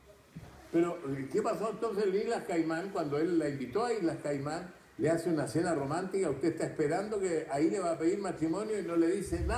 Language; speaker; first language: Spanish; native; Spanish